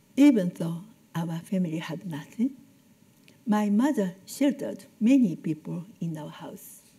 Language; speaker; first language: English; non-native, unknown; Japanese